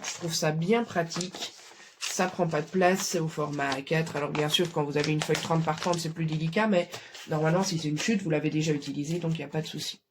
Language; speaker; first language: French; native; French